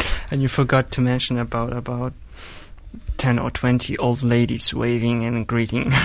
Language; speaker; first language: English; non-native, fluent; Polish